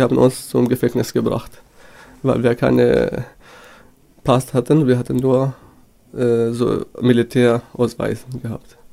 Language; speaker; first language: German; non-native, fluent; Kurdish